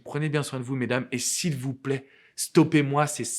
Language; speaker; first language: French; native; French